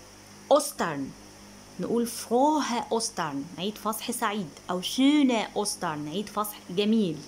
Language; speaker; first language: Arabic; native; Arabic